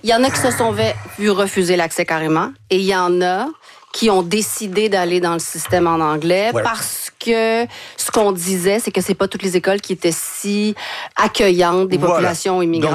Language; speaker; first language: French; native; French